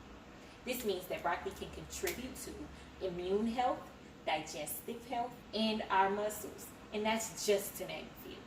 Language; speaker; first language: English; native; English